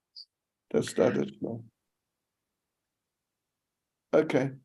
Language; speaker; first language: Russian; non-native, learner; English